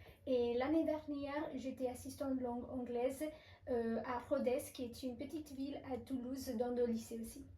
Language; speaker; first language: French; non-native, fluent; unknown